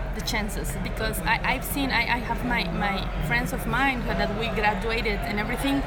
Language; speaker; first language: English; non-native, fluent; Spanish